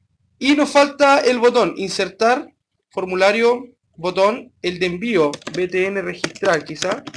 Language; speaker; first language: Spanish; native; Spanish